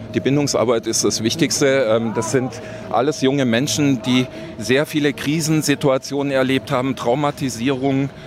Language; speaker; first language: German; native; German